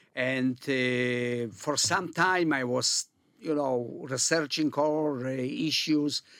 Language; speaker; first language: English; early bilingual, other home language; Polish